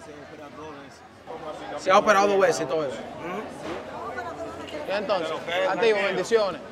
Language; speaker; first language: Spanish; native; Spanish